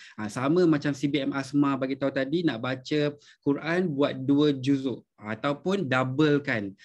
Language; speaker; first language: Malay; native; Malay